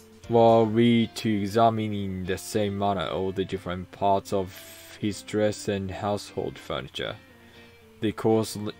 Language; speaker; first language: English; non-native, fluent; Japanese